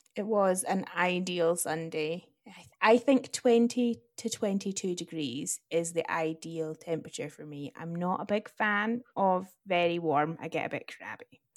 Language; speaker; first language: English; native; English